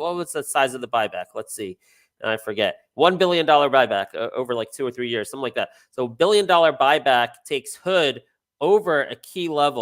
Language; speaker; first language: English; native; English